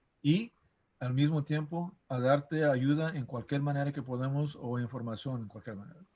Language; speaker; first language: Spanish; early bilingual, heritage; English